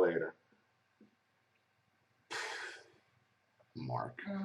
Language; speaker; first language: English; native; English